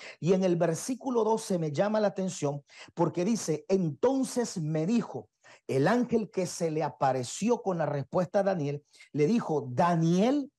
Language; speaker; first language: Spanish; native; Spanish